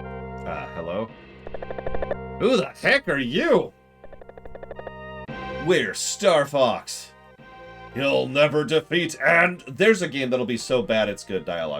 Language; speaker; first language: English; native; English